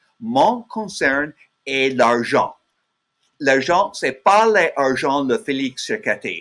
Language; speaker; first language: French; non-native, learner; English